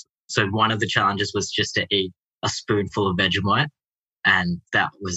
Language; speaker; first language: English; native; English